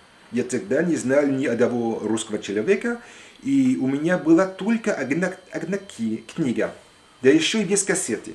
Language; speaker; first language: Russian; non-native, fluent; French